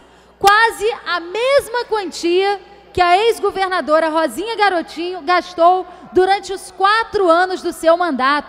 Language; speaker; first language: Portuguese; native; Portuguese